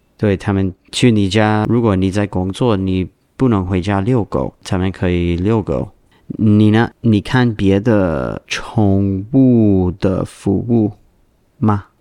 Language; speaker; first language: Chinese; non-native, learner; English